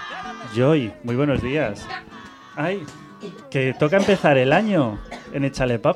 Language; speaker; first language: Spanish; native; Spanish